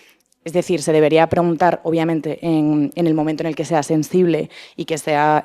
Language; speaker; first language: Spanish; native; Spanish